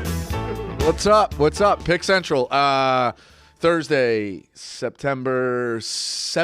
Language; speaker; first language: English; native; English